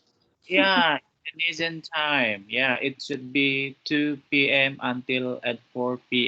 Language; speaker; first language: English; non-native, fluent; Indonesian